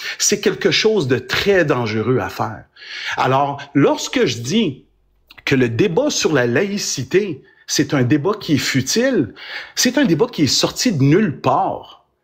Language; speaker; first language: French; early bilingual, other home language; Arabic